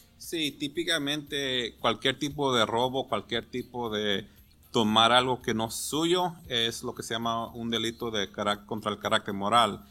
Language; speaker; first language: Spanish; early bilingual, heritage; Spanish